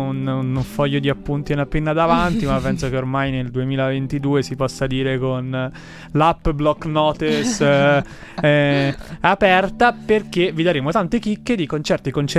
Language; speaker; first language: Italian; native; Italian